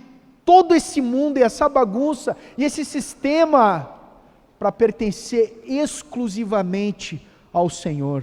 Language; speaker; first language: Portuguese; native; Portuguese